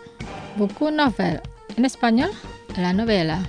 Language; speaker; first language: Spanish; non-native, fluent; Indonesian